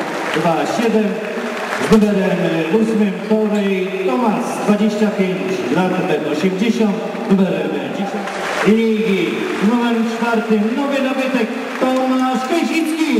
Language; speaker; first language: Polish; native; Polish